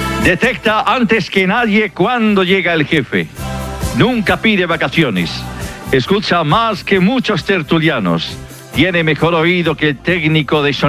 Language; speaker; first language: Spanish; native; Spanish